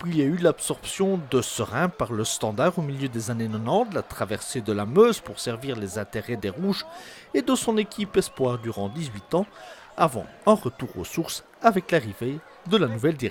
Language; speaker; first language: French; native; French